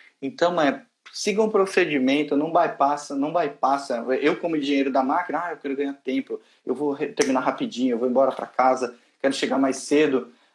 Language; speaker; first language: Portuguese; native; Portuguese